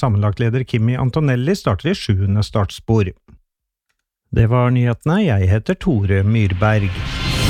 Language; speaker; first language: Norwegian; native; Norwegian